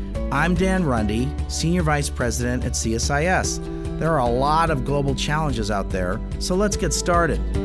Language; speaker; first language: English; native; English